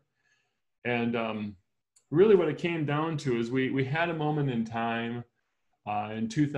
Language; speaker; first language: English; native; English